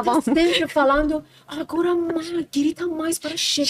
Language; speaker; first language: Portuguese; non-native, learner; Persian